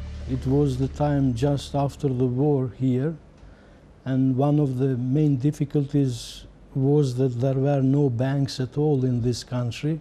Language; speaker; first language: English; non-native, fluent; Albanian